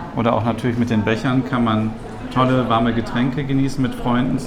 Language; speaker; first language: German; native; German